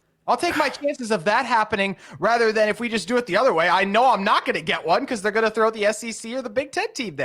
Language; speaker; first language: English; native; English